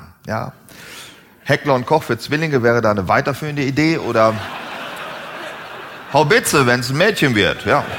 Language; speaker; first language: German; native; German